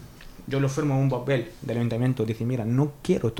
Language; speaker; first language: Spanish; non-native, learner; Arabic